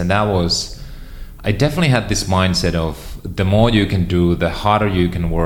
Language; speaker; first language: English; non-native, fluent; Finnish